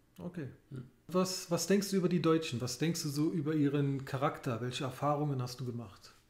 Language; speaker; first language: German; native; German